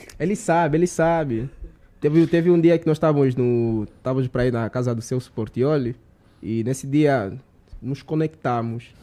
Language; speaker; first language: Portuguese; native; Portuguese